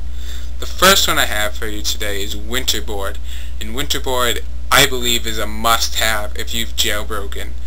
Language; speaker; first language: English; native; English